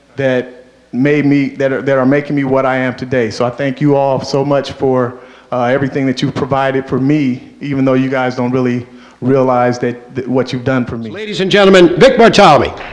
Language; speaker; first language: English; native; English